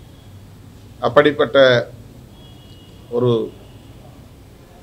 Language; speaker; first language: Tamil; native; Tamil